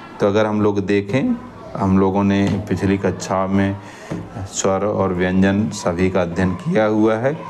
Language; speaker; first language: Hindi; native; Hindi